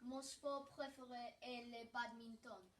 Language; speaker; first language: French; non-native, learner; English